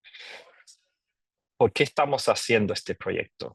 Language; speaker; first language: Spanish; non-native, fluent; English